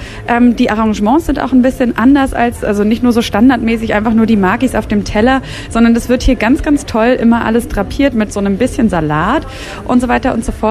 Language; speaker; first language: German; native; German